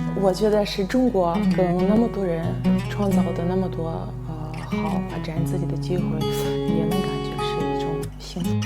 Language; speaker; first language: Chinese; non-native, fluent; Russian